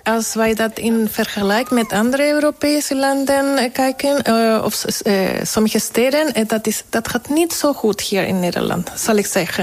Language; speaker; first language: Dutch; non-native, fluent; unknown